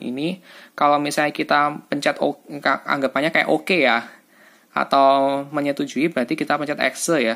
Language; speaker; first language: Indonesian; native; Indonesian